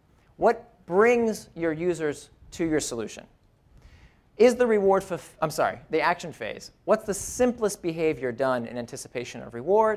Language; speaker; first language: English; native; English